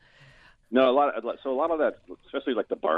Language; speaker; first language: English; native; English